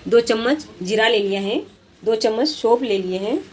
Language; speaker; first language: Hindi; non-native, local second language; Marathi